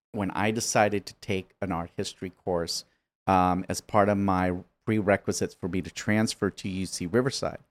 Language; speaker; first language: English; native; English